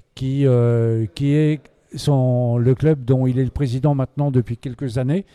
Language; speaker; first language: French; native; French